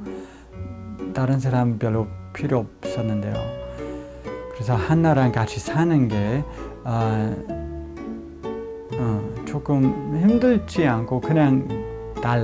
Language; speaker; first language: Korean; non-native, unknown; English